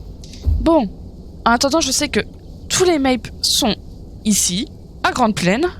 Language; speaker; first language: French; native; French